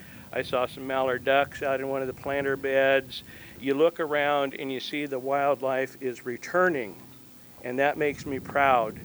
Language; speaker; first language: English; native; English